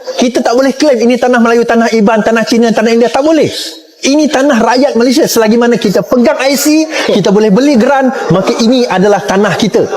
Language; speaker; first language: Malay; non-native, local second language; Chinese